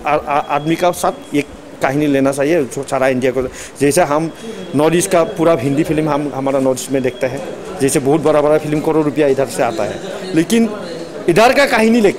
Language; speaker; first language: Hindi; non-native, local second language; Assamese